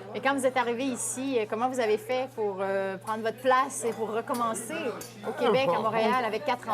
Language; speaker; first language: French; native; French